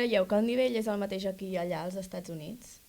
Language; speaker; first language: Catalan; native; Catalan